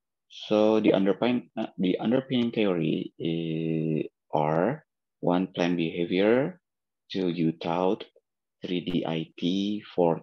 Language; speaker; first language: English; non-native, fluent; Indonesian